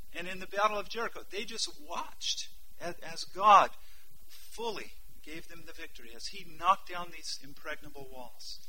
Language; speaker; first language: English; native; English